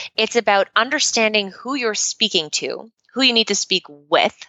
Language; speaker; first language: English; native; English